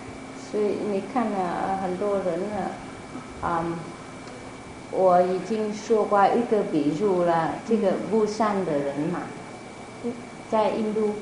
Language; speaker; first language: Chinese; non-native, fluent; Vietnamese